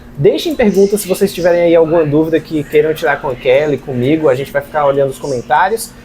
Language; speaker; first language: Portuguese; native; Portuguese